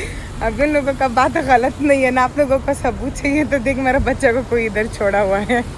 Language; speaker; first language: Hindi; non-native, local second language; Pashto